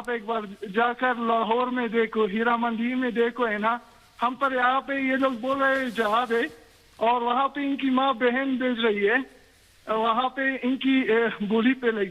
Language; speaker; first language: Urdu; non-native, fluent; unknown